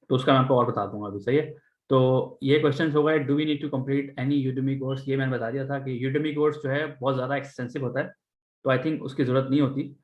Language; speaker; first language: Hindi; native; Hindi